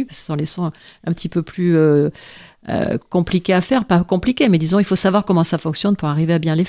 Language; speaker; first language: French; native; French